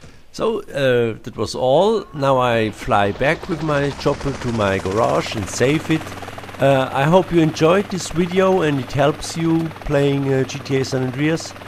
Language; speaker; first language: English; non-native, learner; German